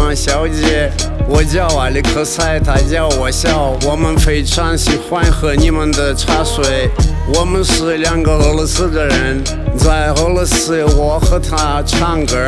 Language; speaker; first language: Chinese; non-native, learner; Russian